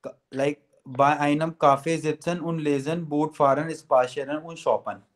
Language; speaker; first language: German; non-native, fluent; Hindi